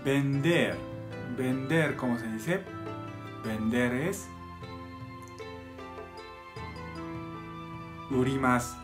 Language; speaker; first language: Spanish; non-native, fluent; Japanese